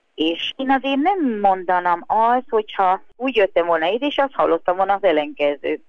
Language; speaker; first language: Hungarian; non-native, fluent; Spanish